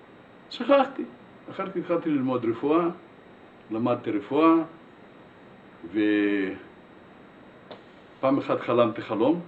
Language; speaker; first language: Hebrew; non-native, fluent; Russian